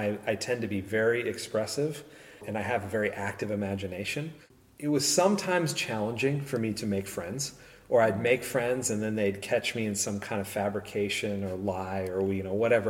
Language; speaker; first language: English; native; English